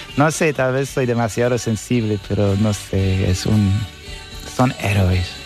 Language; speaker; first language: Spanish; non-native, fluent; English